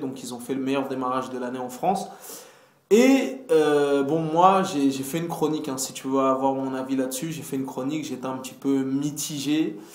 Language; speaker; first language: French; native; French